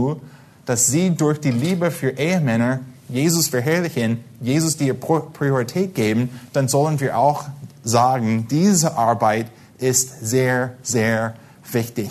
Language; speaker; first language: German; non-native, fluent; English